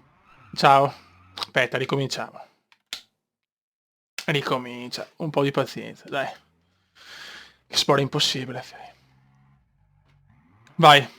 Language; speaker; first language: Italian; native; Italian